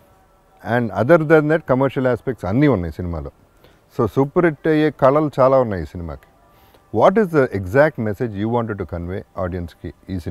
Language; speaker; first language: Telugu; native; Telugu